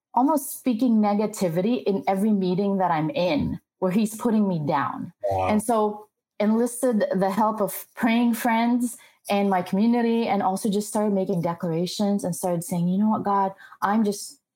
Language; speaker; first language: English; non-native, local second language; Filipino